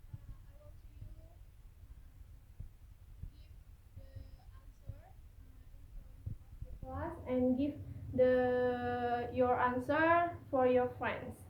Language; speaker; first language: English; non-native, learner; Indonesian